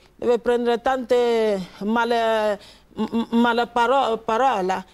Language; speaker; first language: Italian; non-native, fluent; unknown